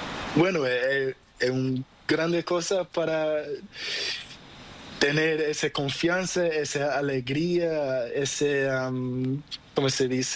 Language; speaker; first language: Spanish; non-native, learner; Portuguese